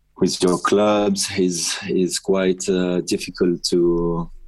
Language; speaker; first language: English; non-native, fluent; French